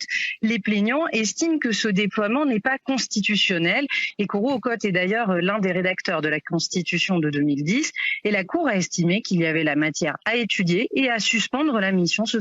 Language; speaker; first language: French; native; French